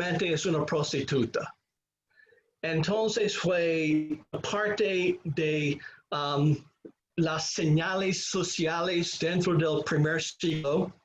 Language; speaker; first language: Spanish; non-native, fluent; English